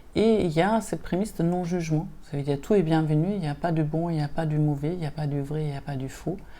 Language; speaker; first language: French; non-native, fluent; German